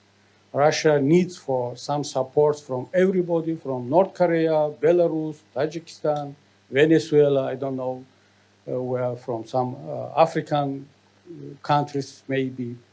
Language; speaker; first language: English; non-native, learner; Tajik